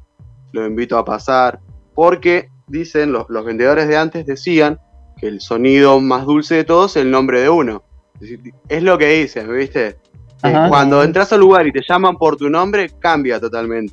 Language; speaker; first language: Spanish; native; Spanish